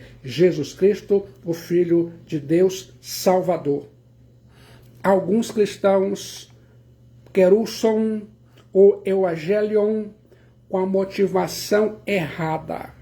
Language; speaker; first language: Portuguese; native; Portuguese